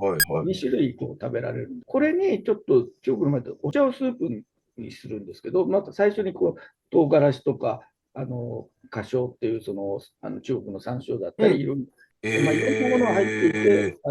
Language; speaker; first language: Japanese; native; Japanese